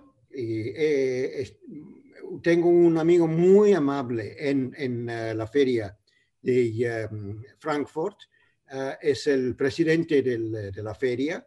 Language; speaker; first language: Spanish; non-native, fluent; English